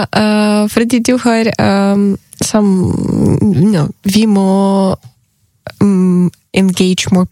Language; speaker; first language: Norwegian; non-native, learner; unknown